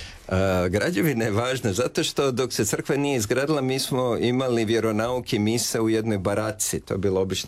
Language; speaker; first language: Serbian; native; Serbian